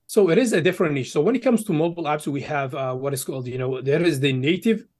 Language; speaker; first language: English; early bilingual, other home language; Arabic